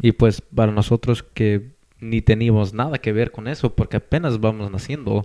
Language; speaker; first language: Spanish; early bilingual, heritage; Spanish